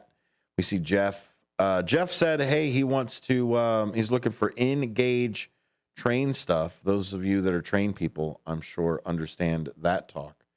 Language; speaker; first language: English; native; English